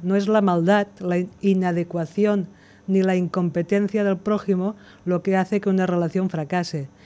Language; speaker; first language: Spanish; non-native, local second language; Catalan